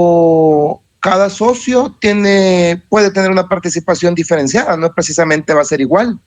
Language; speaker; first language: Spanish; native; Spanish